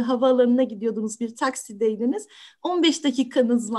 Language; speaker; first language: Turkish; native; Turkish